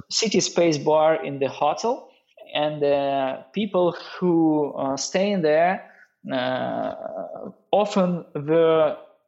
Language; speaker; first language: English; non-native, learner; Russian